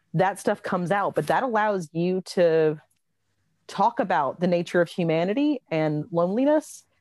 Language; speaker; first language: English; native; English